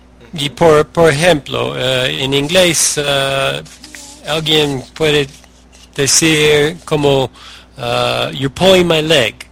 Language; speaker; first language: Spanish; non-native, learner; English